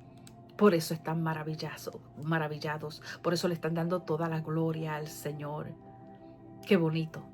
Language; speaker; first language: Spanish; native; Spanish